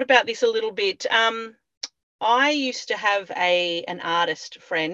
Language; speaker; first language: English; native; English